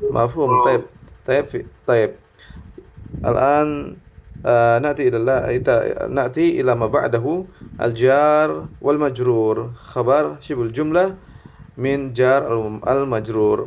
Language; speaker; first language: Arabic; non-native, fluent; Indonesian